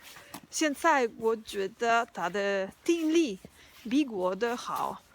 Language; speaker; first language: Chinese; non-native, learner; Spanish